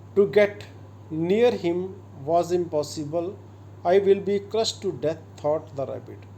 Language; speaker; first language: English; non-native, local second language; Punjabi